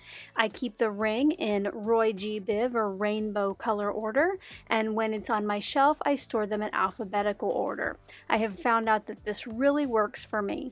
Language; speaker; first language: English; native; English